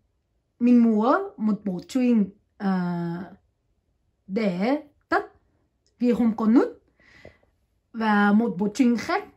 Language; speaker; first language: Vietnamese; non-native, learner; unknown